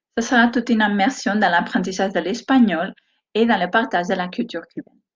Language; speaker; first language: French; non-native, fluent; Spanish